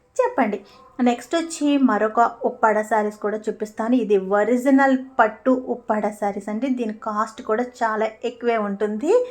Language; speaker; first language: Telugu; native; Telugu